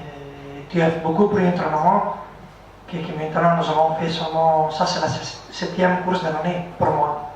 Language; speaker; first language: French; non-native, learner; Italian